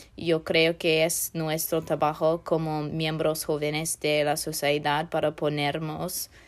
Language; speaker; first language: Spanish; non-native, fluent; English